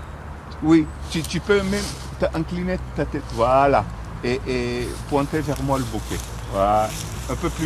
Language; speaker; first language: French; native; French